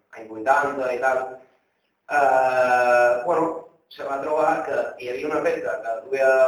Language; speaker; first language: Catalan; native; Catalan